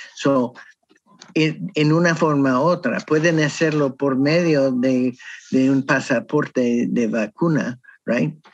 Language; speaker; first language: Spanish; non-native, learner; English